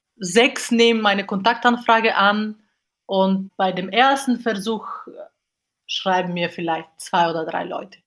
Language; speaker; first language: German; non-native, fluent; Bulgarian